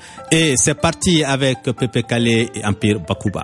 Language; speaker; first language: French; non-native, local second language; Bambara